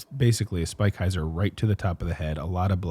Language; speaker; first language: English; native; English